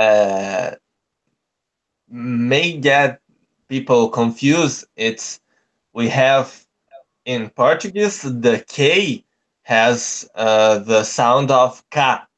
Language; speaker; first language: English; non-native, learner; Portuguese